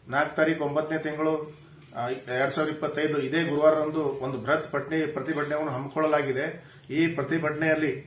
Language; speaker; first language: Kannada; non-native, local second language; Lambadi